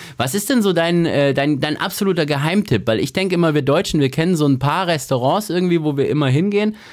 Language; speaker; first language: German; native; German